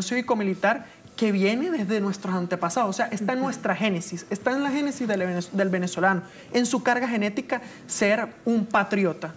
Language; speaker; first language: Spanish; native; Spanish